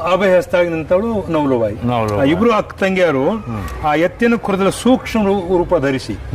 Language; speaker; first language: Kannada; non-native, local second language; Marathi